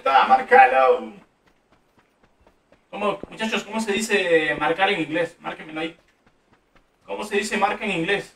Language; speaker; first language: Spanish; native; Spanish